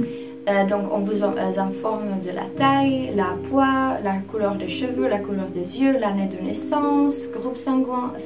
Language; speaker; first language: French; non-native, fluent; Czech